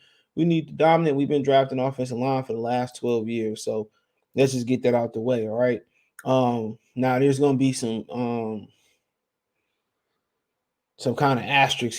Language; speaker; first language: English; native; English